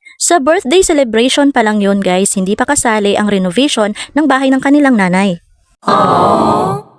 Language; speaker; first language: Filipino; non-native, local second language; Cebuano